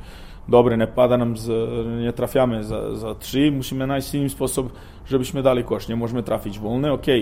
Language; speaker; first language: Polish; non-native, fluent; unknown